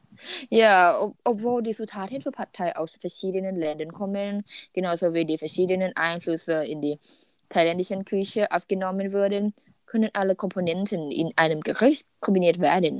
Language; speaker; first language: German; non-native, learner; Thai